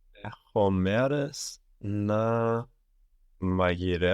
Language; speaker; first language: Greek; non-native, learner; English